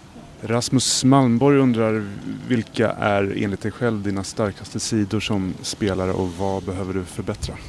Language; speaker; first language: Swedish; native; Swedish